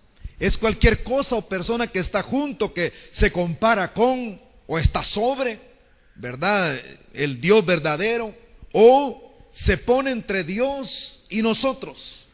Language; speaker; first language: Spanish; native; Spanish